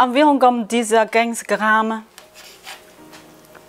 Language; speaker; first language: French; non-native, learner; Chinese